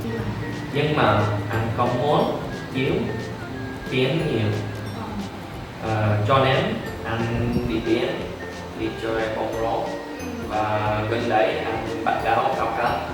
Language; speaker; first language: Vietnamese; non-native, learner; English